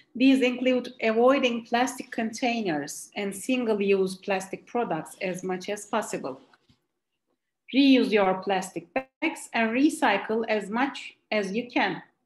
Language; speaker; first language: English; non-native, fluent; Turkish